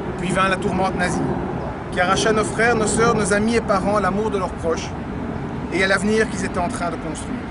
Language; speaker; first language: French; native; French